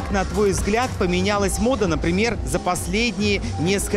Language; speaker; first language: Russian; native; Russian